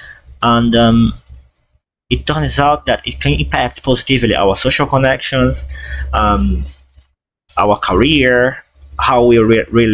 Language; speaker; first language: English; non-native, fluent; Portuguese